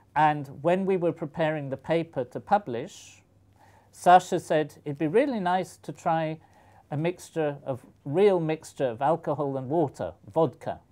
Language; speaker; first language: English; native; English